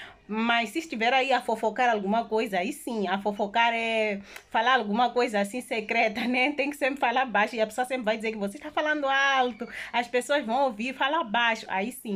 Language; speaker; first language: Portuguese; non-native, local second language; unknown